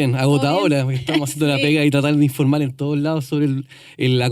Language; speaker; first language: Spanish; native; Spanish